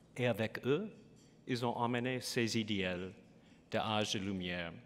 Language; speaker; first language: French; non-native, learner; English